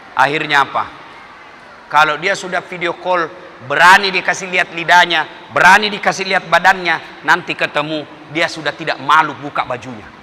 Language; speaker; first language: Indonesian; non-native, local second language; Buginese